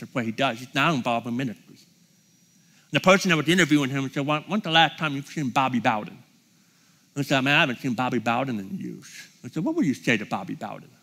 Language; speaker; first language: English; native; English